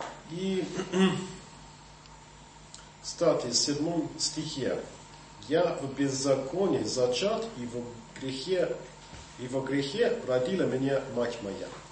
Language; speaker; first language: Russian; non-native, fluent; English